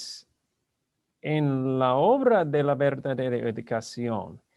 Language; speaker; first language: Spanish; non-native, learner; English